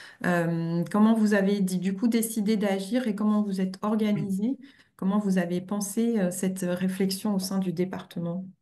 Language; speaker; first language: French; native; French